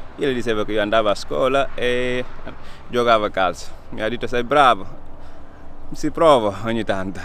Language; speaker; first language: Italian; non-native, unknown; Wolof